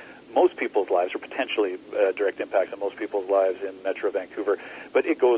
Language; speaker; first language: English; native; English